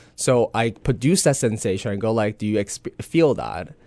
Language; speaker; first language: English; non-native, local second language; Cantonese